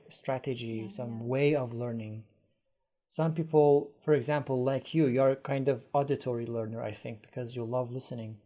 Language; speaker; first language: English; non-native, fluent; Persian